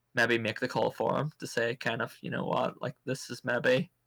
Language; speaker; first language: English; native; English